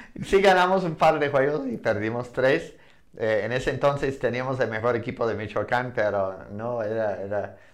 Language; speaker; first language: Spanish; non-native, fluent; English